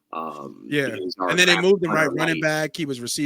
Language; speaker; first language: English; native; English